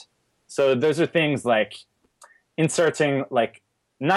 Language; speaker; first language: English; native; English